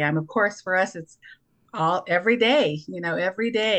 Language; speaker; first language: English; native; English